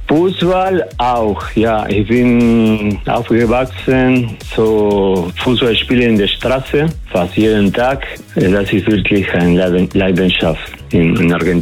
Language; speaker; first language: German; non-native, learner; Spanish